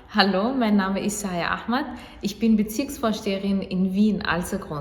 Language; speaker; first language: German; early bilingual, other home language; Kurdish